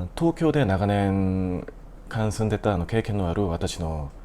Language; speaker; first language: Japanese; non-native, fluent; Korean